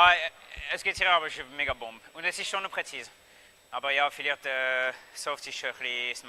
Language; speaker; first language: German; non-native, fluent; French